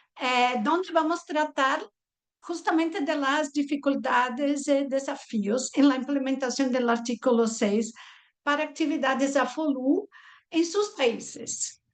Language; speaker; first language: Spanish; non-native, fluent; Portuguese